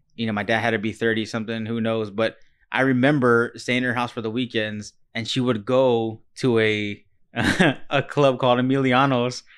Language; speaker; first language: English; native; English